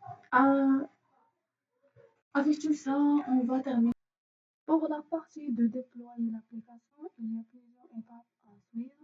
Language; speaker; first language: French; non-native, fluent; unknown